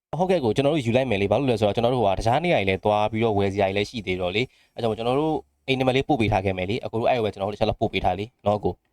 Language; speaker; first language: Burmese; native; Burmese